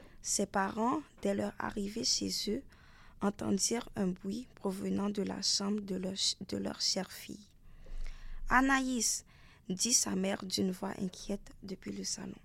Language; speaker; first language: French; non-native, local second language; Haitian Creole